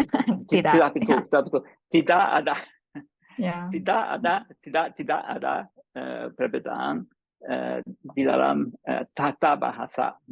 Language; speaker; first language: Indonesian; non-native, learner; English